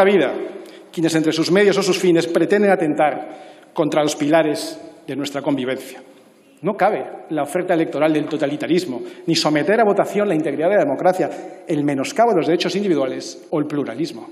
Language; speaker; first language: Spanish; native; Spanish